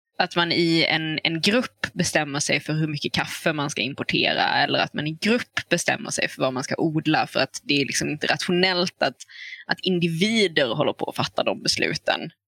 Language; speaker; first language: Swedish; native; Swedish